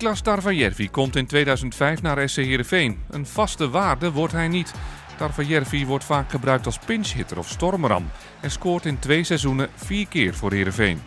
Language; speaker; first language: Dutch; native; Dutch